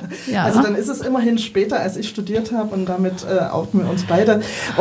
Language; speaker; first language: German; native; German